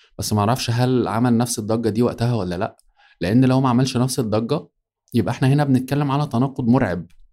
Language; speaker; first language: Arabic; native; Arabic